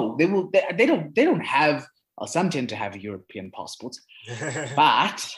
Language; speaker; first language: English; non-native, local second language; Zulu